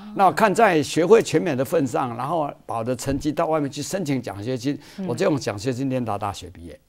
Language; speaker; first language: Chinese; native; Chinese